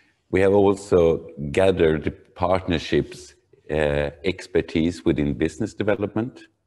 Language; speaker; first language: English; non-native, fluent; Swedish